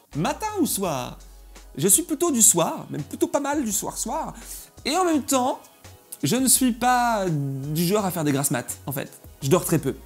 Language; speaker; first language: French; native; French